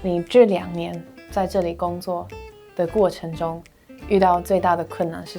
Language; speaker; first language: Chinese; early bilingual, heritage; English